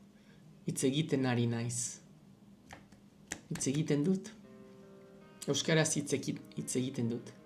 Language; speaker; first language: Basque; non-native, learner; English